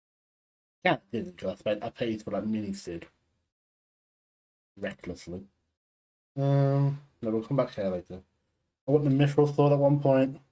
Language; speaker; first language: English; native; English